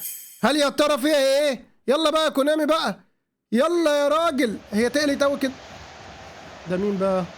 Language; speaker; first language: Arabic; native; Arabic